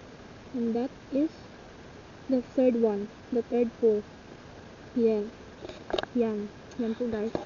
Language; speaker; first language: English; non-native, local second language; Filipino